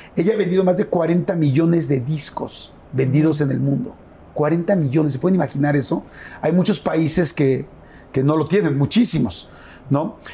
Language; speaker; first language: Spanish; native; Spanish